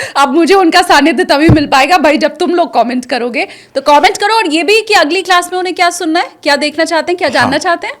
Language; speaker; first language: Hindi; native; Hindi